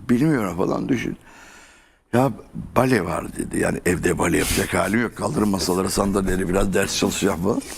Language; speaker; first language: Turkish; native; Turkish